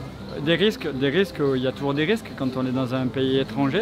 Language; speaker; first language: French; native; French